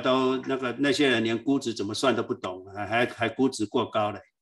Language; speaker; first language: Chinese; native; Chinese